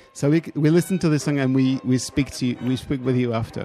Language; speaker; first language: English; non-native, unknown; French